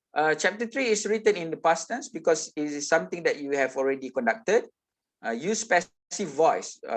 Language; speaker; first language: English; non-native, local second language; Malay